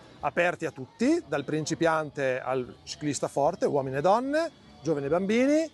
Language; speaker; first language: Italian; native; Italian